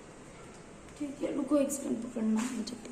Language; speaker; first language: Hindi; native; Hindi